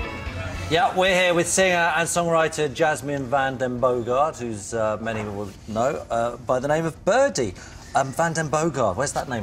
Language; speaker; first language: English; native; English